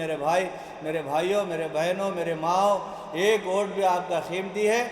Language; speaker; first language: Hindi; non-native, local second language; Telugu